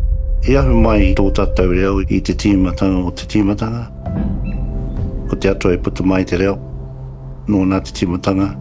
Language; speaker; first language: Māori; non-native, local second language; English